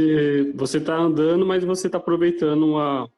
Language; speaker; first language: Portuguese; native; Portuguese